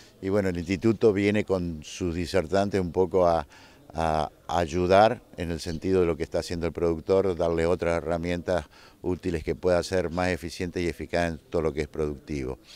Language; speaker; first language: Spanish; native; Spanish